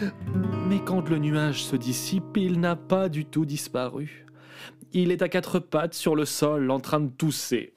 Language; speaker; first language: French; native; French